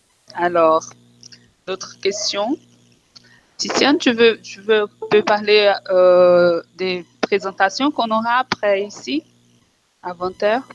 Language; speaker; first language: French; non-native, fluent; Portuguese